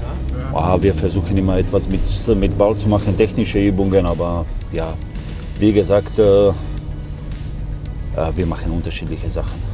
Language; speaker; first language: German; non-native, fluent; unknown